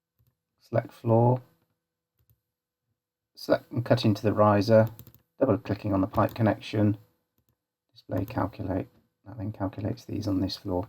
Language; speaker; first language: English; native; English